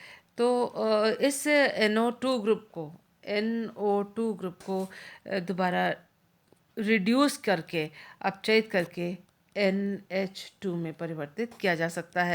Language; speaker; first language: Hindi; native; Hindi